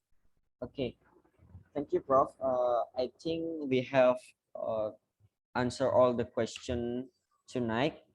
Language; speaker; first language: English; non-native, learner; Indonesian